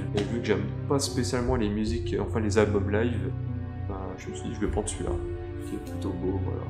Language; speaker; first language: French; native; French